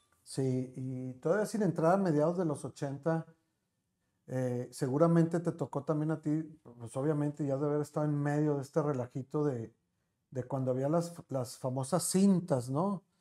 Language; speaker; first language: Spanish; native; Spanish